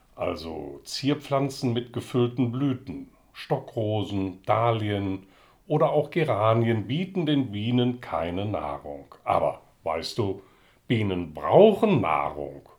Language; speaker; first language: German; early bilingual, other home language; Dutch